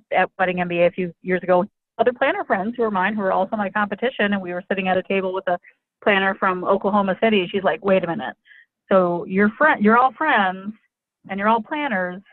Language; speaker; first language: English; native; English